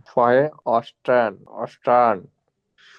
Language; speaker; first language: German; non-native, learner; Bangla